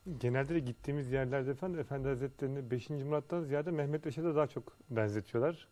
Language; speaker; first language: Turkish; native; Turkish